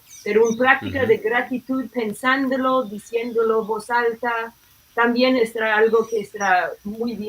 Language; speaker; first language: Spanish; non-native, fluent; English